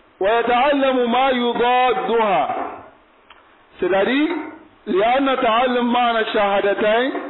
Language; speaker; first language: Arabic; non-native, fluent; Bambara